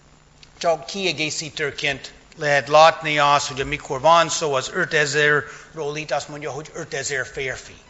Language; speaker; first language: Hungarian; non-native, fluent; English